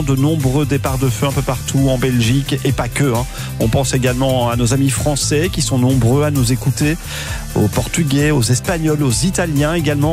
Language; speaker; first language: French; native; French